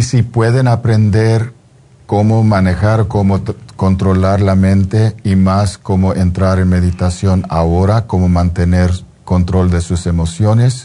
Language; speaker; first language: Spanish; non-native, fluent; English